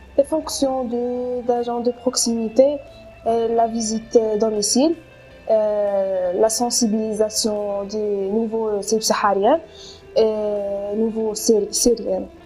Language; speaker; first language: French; non-native, local second language; Arabic